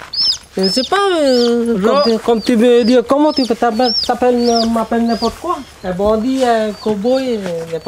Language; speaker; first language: French; early bilingual, heritage; Vietnamese